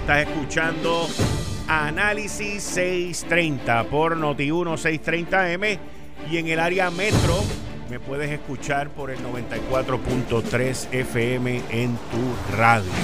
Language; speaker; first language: Spanish; native; Spanish